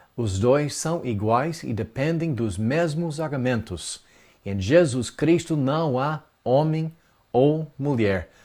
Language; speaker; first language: Portuguese; non-native, fluent; English